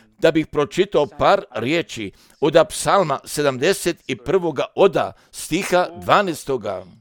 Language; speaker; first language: Croatian; early bilingual, heritage; Serbian